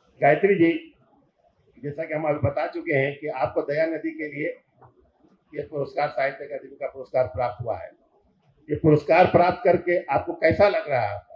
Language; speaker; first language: Hindi; native; Hindi